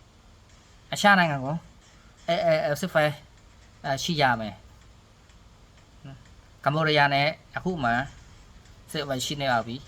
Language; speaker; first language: Burmese; non-native, learner; Khmer